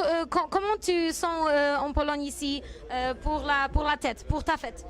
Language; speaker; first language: French; non-native, learner; Polish